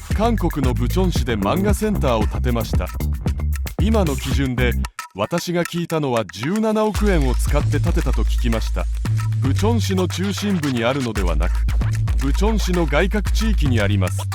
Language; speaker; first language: Japanese; non-native, fluent; Korean